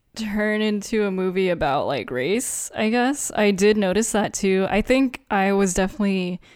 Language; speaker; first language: English; native; English